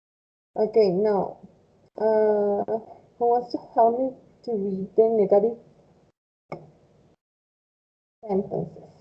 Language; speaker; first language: English; non-native, fluent; Spanish